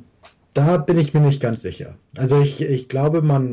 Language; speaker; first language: German; early bilingual, heritage; English